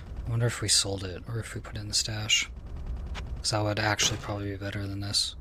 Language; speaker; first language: English; native; English